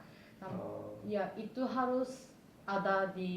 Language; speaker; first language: Indonesian; non-native, fluent; Korean